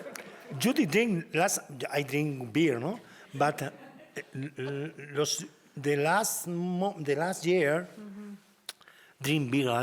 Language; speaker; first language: English; non-native, learner; Spanish